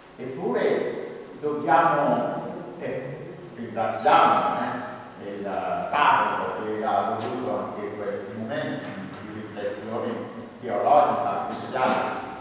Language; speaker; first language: Italian; non-native, fluent; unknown